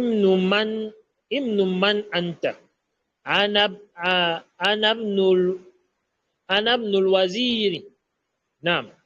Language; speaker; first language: Arabic; non-native, fluent; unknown